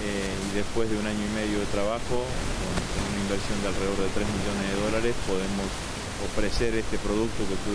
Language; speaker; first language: Spanish; native; Spanish